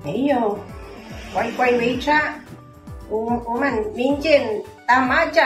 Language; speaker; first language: Chinese; non-native, fluent; Filipino